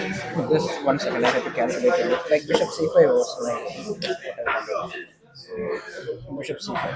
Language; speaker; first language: English; non-native, fluent; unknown